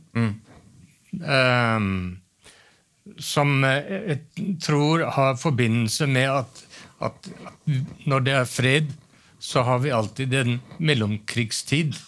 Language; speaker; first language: Norwegian; native; Norwegian